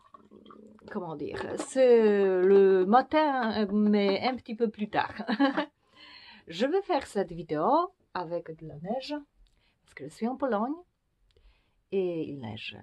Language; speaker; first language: French; non-native, fluent; Polish